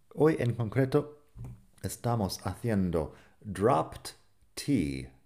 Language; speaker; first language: Spanish; non-native, fluent; English